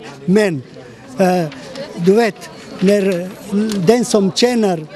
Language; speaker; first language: Swedish; non-native, fluent; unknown